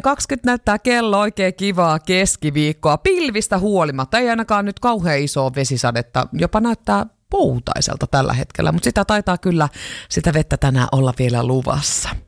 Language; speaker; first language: Finnish; native; Finnish